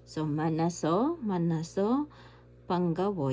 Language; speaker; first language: Korean; non-native, fluent; Filipino